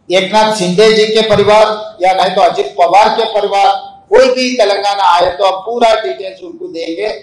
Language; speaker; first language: Hindi; non-native, local second language; Telugu